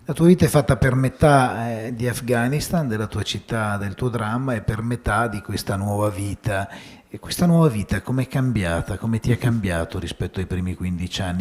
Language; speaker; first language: Italian; native; Italian